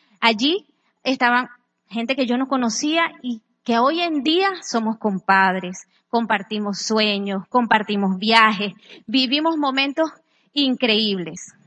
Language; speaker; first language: Spanish; native; Spanish